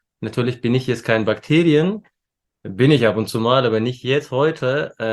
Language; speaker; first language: German; early bilingual, other home language; Turkish